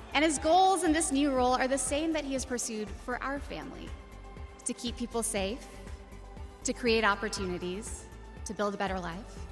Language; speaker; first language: English; native; English